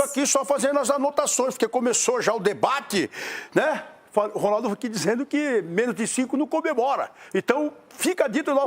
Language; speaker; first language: Portuguese; native; Portuguese